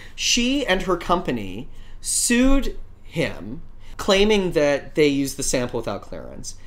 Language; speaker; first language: English; native; English